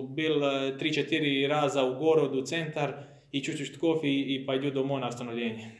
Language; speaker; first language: Russian; non-native, learner; Croatian